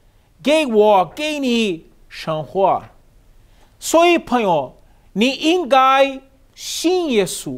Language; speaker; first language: Chinese; non-native, learner; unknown